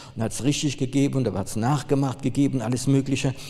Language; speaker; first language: German; non-native, fluent; French